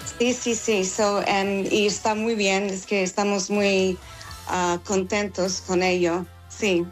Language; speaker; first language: Spanish; non-native, learner; English